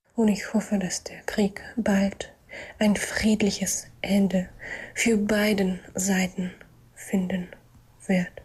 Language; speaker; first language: German; non-native, fluent; Russian